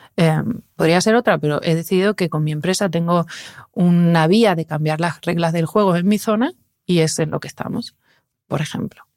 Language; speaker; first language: Spanish; native; Spanish